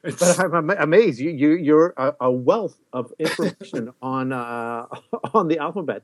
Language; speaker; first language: English; native; English